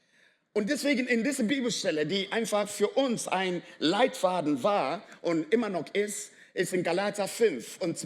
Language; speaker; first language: German; non-native, fluent; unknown